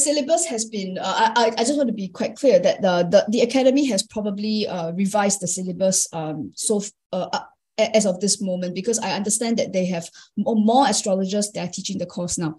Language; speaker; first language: English; native; English